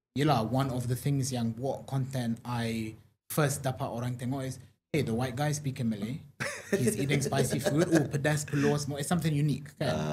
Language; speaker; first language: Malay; non-native, fluent; English